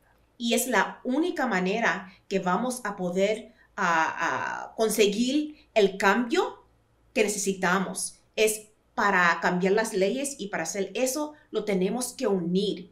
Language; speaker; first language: Spanish; early bilingual, heritage; Spanish